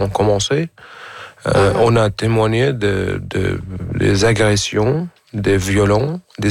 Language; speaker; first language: French; non-native, fluent; Arabic